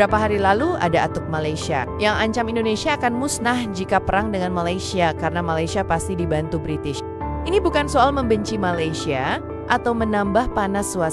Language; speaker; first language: Indonesian; native; Indonesian